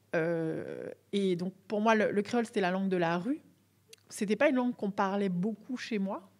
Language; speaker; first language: French; native; French